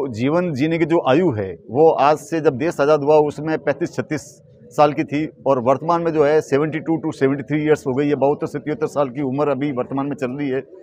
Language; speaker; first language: Hindi; native; Hindi